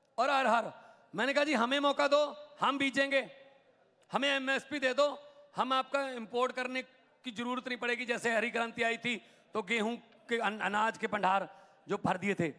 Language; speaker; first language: Hindi; non-native, local second language; Punjabi